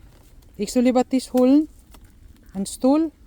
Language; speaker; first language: German; non-native, learner; Filipino